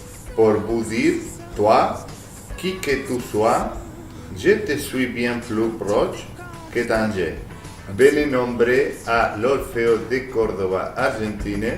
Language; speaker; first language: French; non-native, learner; Spanish